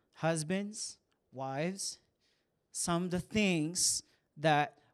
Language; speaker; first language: English; non-native, local second language; Filipino